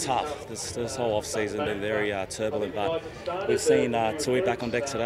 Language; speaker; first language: English; native; English